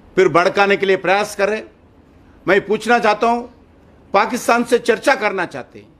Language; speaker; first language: Hindi; non-native, local second language; Telugu